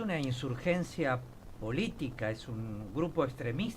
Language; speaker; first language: Spanish; native; Spanish